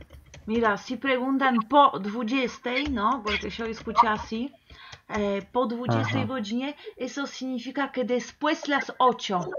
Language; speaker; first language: Spanish; non-native, fluent; Polish